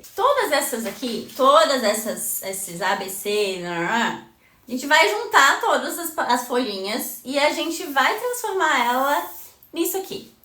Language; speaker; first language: Portuguese; native; Portuguese